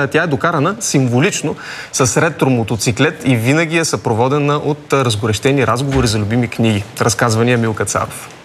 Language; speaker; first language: Bulgarian; native; Bulgarian